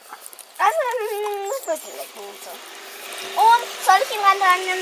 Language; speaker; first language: German; early bilingual, other home language; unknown